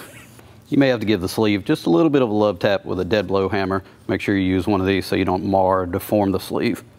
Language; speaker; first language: English; native; English